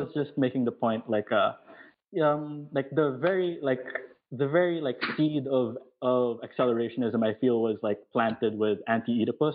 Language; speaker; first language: English; non-native, local second language; Filipino